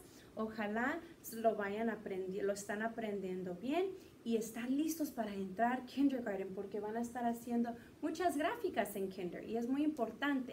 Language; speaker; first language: Spanish; early bilingual, heritage; Spanish